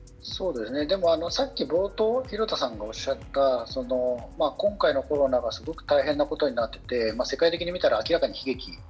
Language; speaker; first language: Japanese; native; Japanese